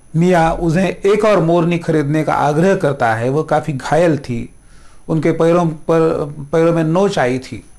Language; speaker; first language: Hindi; non-native, local second language; Marathi